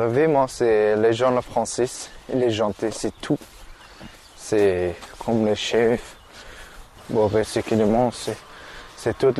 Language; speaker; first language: French; non-native, learner; Persian